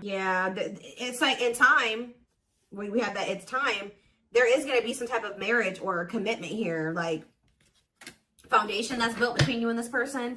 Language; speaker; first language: English; native; English